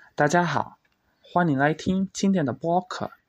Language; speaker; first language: Chinese; non-native, learner; Indonesian